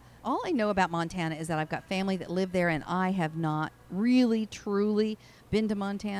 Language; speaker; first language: English; native; English